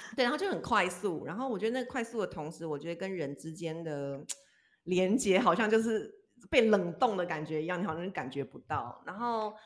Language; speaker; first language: Chinese; native; Chinese